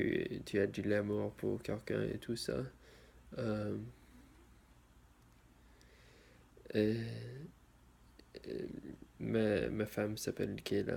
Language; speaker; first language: French; non-native, learner; English